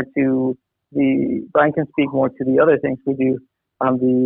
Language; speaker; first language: English; early bilingual, other home language; Spanish